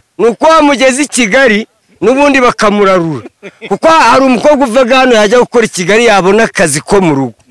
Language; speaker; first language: Kinyarwanda; native; Kinyarwanda